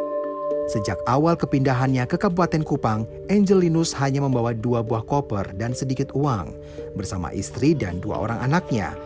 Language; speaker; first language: Indonesian; native; Indonesian